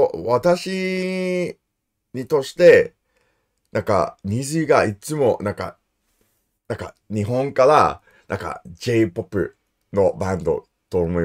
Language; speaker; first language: Japanese; non-native, learner; English